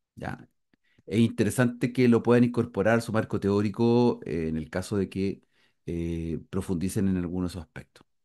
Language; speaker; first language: Spanish; native; Spanish